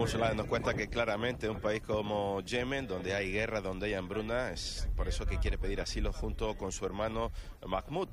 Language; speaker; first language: Spanish; native; Spanish